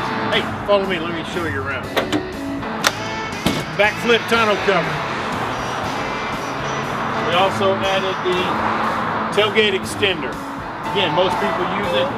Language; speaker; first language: English; native; English